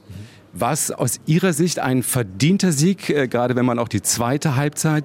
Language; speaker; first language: German; native; German